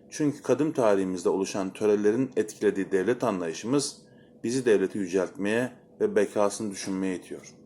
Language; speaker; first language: Turkish; native; Turkish